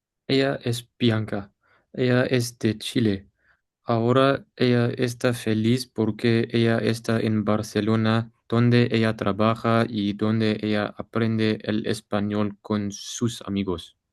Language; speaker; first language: Spanish; non-native, learner; English